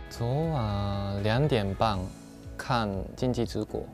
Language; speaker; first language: Chinese; non-native, fluent; Japanese